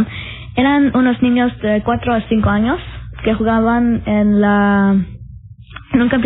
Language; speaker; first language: Spanish; early bilingual, heritage; Spanish